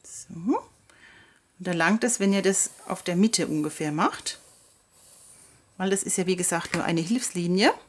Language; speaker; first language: German; native; German